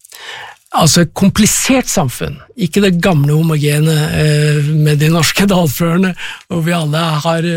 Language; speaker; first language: Norwegian; native; Norwegian